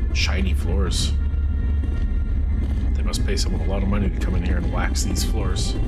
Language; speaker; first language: English; native; English